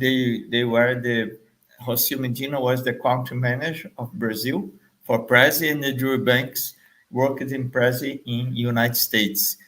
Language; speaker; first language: English; non-native, fluent; Portuguese